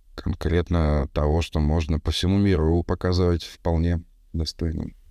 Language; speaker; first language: Russian; native; Russian